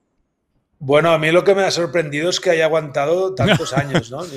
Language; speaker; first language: Spanish; native; Spanish